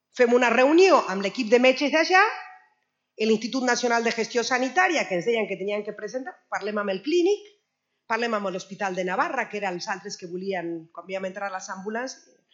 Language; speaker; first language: Catalan; non-native, fluent; Spanish